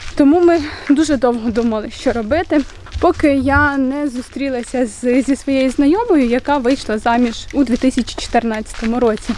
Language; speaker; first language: Ukrainian; native; Ukrainian